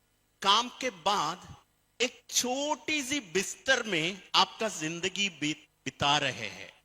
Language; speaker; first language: Hindi; non-native, fluent; Bangla